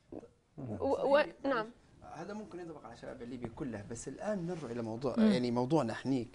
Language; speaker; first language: Arabic; non-native, local second language; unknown